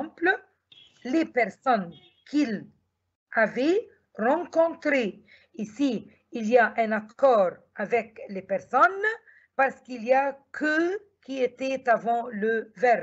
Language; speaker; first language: French; non-native, fluent; Arabic